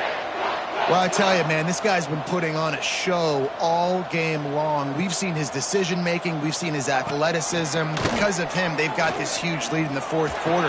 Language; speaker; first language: English; native; English